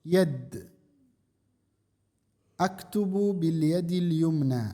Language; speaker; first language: Arabic; non-native, fluent; Indonesian